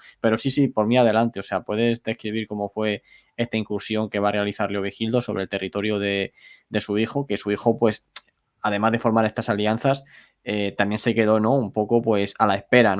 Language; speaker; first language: Spanish; native; Spanish